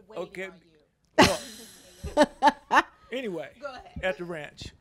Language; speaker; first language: English; native; English